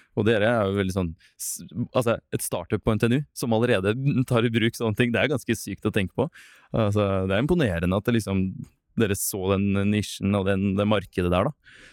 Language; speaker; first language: Norwegian; non-native, fluent; Russian